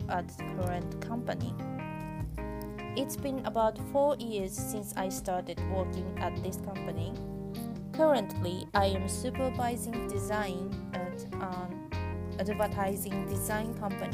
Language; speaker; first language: English; non-native, fluent; Japanese